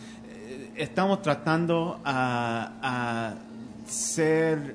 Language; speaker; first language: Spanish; non-native, fluent; English